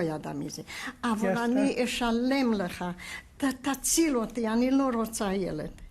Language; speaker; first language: Hebrew; non-native, fluent; Hungarian